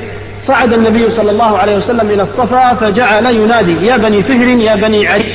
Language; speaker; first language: Arabic; native; Arabic